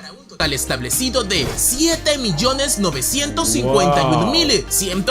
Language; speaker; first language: Spanish; native; Spanish